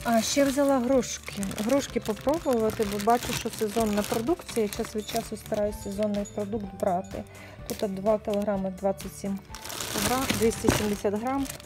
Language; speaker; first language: Ukrainian; non-native, local second language; Russian